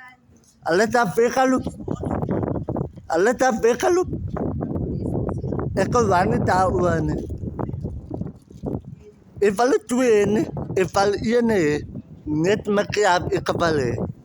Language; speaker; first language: Dutch; non-native, learner; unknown